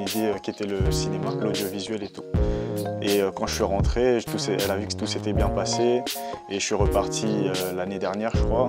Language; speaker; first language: French; native; French